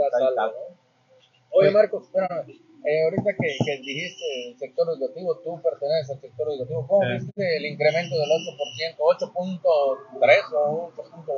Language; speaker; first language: Spanish; native; Spanish